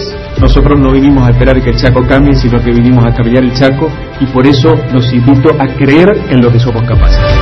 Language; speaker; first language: Spanish; native; Spanish